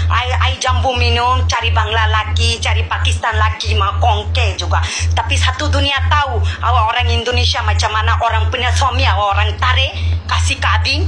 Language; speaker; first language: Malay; non-native, learner; Bangla